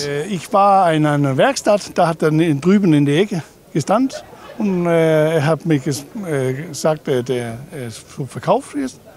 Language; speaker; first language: German; non-native, learner; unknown